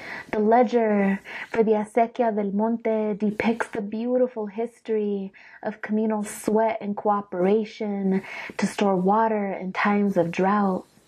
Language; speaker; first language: English; early bilingual, other home language; Spanish